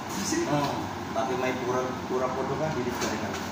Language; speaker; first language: Hindi; non-native, learner; Filipino